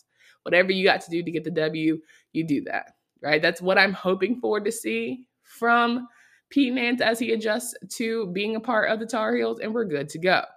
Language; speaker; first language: English; native; English